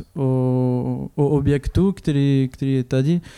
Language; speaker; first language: Czech; non-native, fluent; French